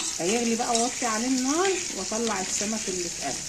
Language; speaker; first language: Arabic; native; Arabic